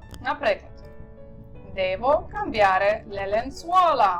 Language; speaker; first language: Italian; non-native, fluent; Ukrainian